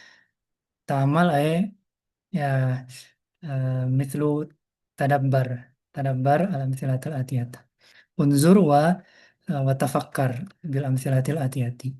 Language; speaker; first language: Arabic; non-native, fluent; Indonesian